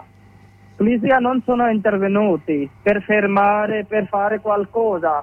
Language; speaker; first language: Italian; non-native, learner; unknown